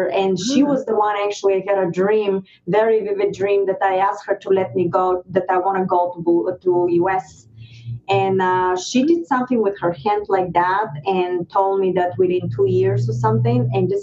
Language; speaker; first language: English; non-native, fluent; Bulgarian